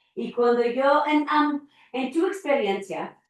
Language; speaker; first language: Spanish; non-native, learner; English